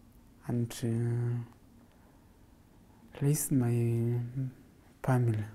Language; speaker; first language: English; non-native, local second language; Kamba